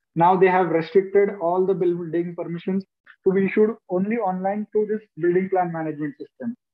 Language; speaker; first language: English; non-native, local second language; Marathi